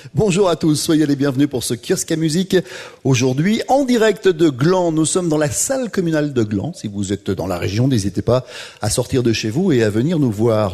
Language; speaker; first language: French; native; French